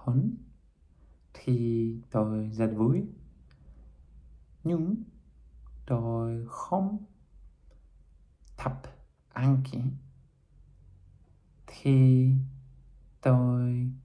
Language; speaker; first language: Vietnamese; non-native, learner; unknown